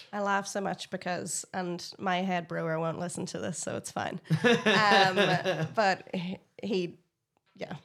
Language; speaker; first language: English; native; English